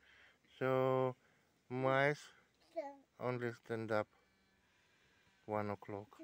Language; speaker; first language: English; non-native, learner; Russian